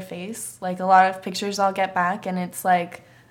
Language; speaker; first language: English; native; English